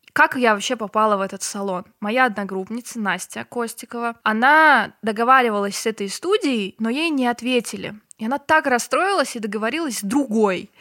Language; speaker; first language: Russian; non-native, local second language; Turkmen